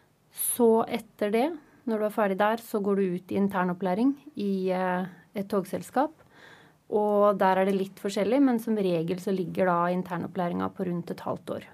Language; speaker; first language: Norwegian; native; Norwegian